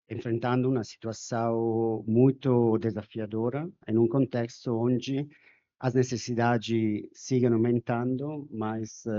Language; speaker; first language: Portuguese; non-native, fluent; Spanish